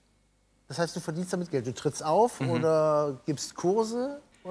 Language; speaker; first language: German; native; German